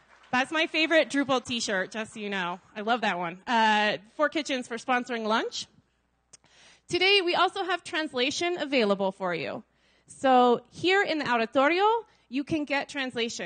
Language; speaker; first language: English; native; English